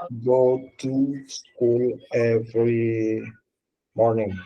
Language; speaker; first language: English; non-native, learner; Indonesian